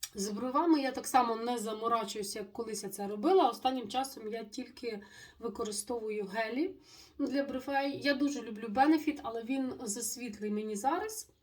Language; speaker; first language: Ukrainian; non-native, local second language; Russian